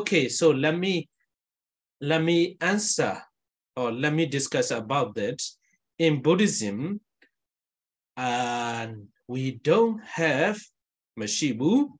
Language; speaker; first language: English; non-native, fluent; Burmese